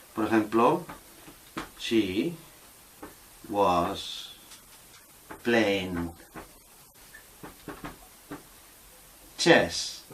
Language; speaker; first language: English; non-native, fluent; Spanish